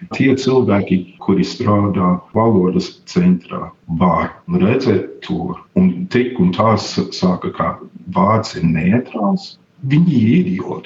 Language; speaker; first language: Latvian; non-native, fluent; English